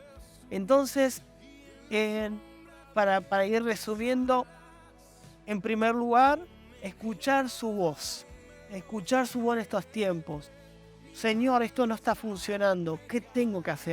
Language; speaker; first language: Spanish; native; Spanish